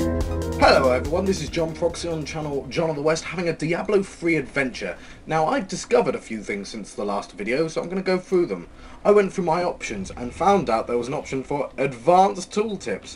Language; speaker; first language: English; native; English